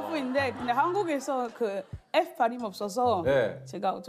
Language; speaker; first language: Korean; non-native, learner; French